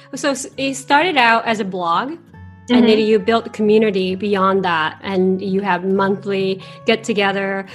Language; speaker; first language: English; non-native, fluent; Japanese